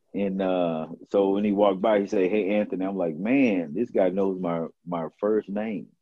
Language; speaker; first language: English; native; English